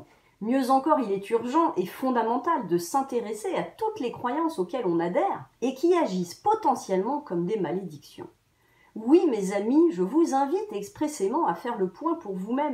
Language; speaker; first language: French; native; French